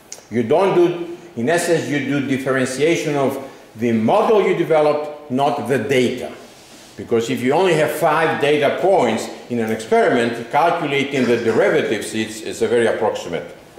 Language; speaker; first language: English; non-native, fluent; Greek